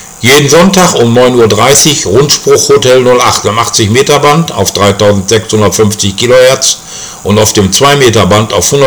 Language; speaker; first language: German; native; German